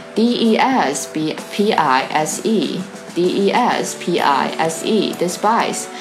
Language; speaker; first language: English; non-native, fluent; Chinese